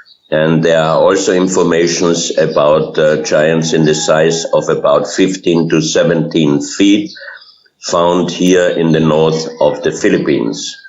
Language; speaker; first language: English; non-native, fluent; German